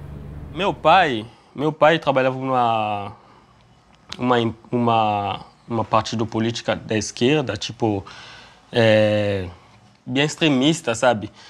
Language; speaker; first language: Portuguese; non-native, fluent; French